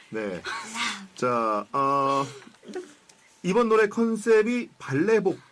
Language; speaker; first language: Korean; native; Korean